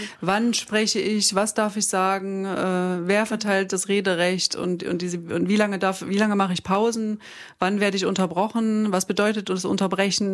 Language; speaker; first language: German; native; German